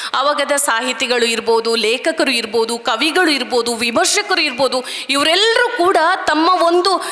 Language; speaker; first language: Kannada; native; Kannada